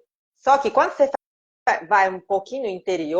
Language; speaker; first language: Portuguese; non-native, fluent; Japanese